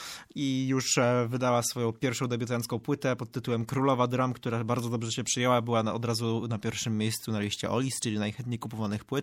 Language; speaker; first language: Polish; native; Polish